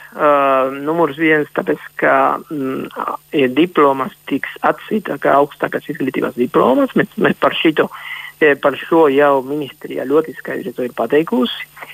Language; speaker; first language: Latvian; non-native, fluent; Spanish